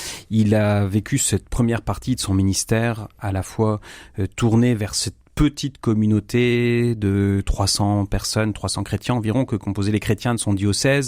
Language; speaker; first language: French; native; French